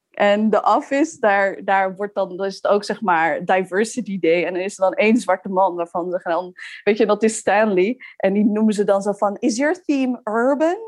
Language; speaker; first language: Dutch; early bilingual, other home language; Arabic